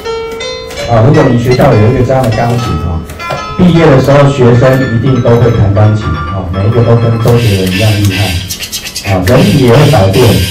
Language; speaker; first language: Chinese; native; Chinese